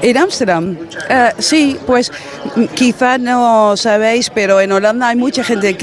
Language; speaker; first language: Spanish; non-native, fluent; Dutch